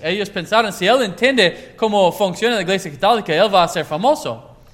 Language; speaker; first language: Spanish; non-native, learner; English